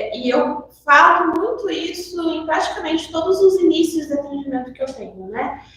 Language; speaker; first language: Portuguese; native; Portuguese